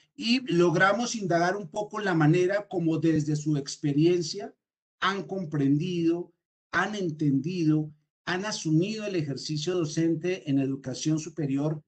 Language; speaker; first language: Spanish; native; Spanish